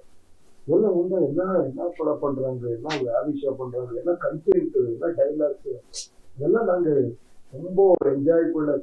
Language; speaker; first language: Tamil; non-native, learner; Kannada